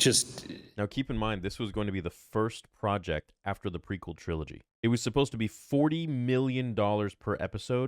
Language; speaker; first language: English; native; English